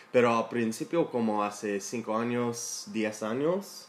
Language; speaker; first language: Spanish; non-native, learner; English